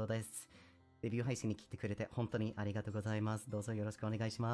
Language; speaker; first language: Japanese; non-native, learner; Swedish